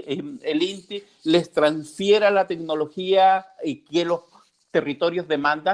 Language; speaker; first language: Spanish; native; Spanish